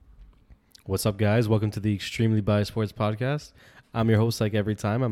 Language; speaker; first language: English; native; English